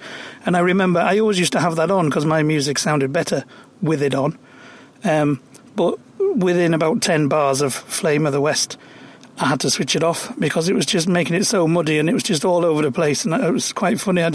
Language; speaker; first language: English; native; English